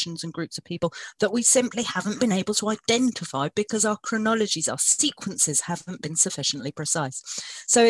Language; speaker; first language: English; native; English